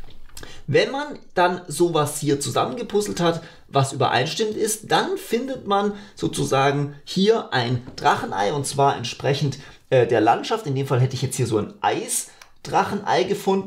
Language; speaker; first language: German; native; German